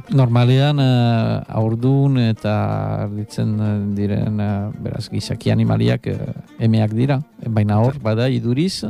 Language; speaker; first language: Basque; native; Basque